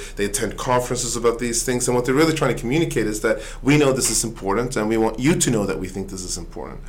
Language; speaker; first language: English; early bilingual, other home language; Swedish